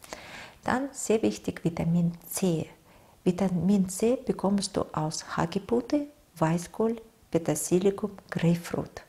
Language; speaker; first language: German; non-native, fluent; Russian